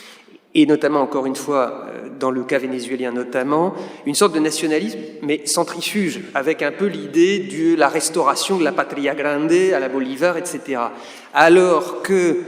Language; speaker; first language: French; native; French